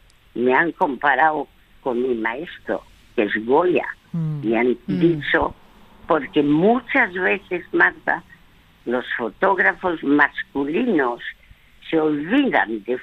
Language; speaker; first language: Spanish; early bilingual, other home language; French